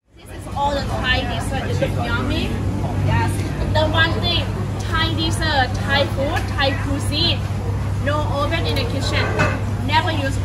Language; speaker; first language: English; non-native, fluent; Thai